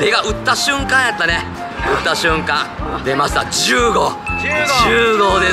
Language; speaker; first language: Japanese; native; Japanese